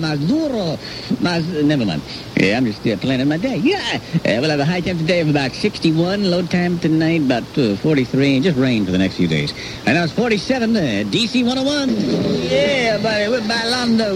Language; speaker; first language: English; native; English